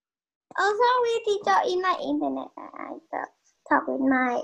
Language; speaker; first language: English; non-native, learner; Vietnamese